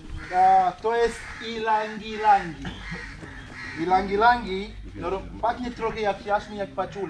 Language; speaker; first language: Polish; non-native, learner; Swahili